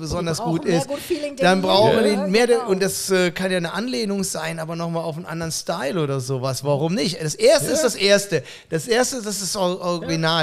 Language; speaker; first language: German; native; German